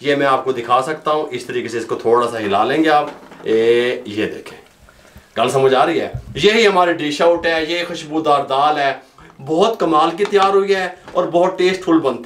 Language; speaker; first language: Hindi; non-native, local second language; Punjabi